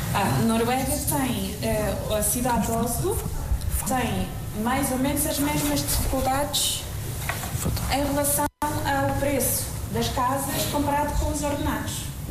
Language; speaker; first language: Portuguese; non-native, fluent; Norwegian